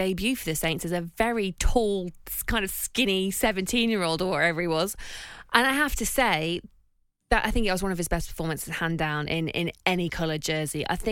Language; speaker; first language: English; native; English